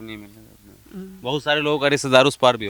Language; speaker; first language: Hindi; native; Hindi